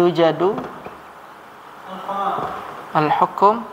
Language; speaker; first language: Arabic; non-native, learner; Malay